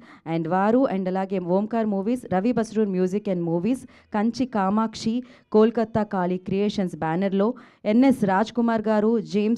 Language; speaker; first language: Telugu; native; Telugu